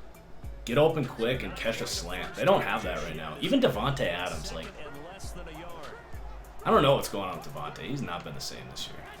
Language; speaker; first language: English; native; English